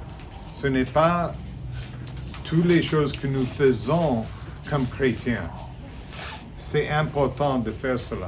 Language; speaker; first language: French; non-native, fluent; English